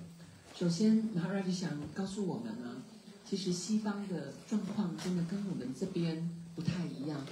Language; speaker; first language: Chinese; native; Chinese